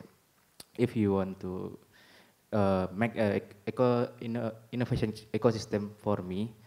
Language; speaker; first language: English; non-native, learner; Indonesian